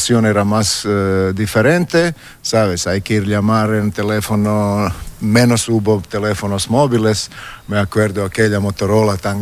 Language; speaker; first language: Spanish; non-native, fluent; Croatian